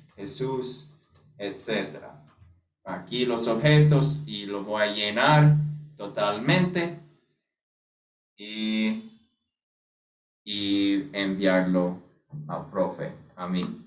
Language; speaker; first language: Spanish; non-native, fluent; English